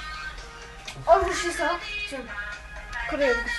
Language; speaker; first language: Korean; non-native, learner; Amharic